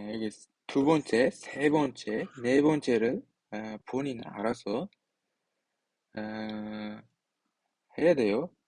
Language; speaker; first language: Korean; non-native, fluent; Uzbek